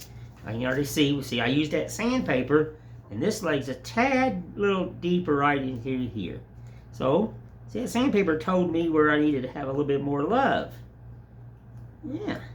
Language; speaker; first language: English; native; English